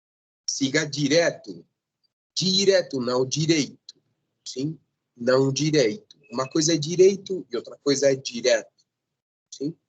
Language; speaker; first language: Portuguese; non-native, fluent; Spanish